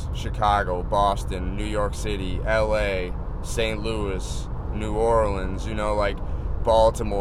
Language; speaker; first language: English; native; English